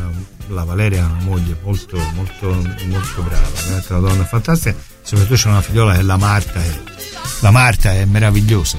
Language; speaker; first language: Italian; native; Italian